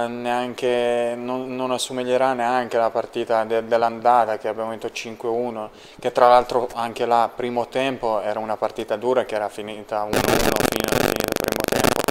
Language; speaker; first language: Italian; non-native, fluent; Serbian